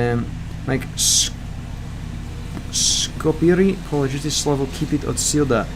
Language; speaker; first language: Russian; non-native, learner; English